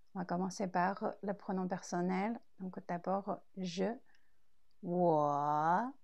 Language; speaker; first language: French; non-native, fluent; Chinese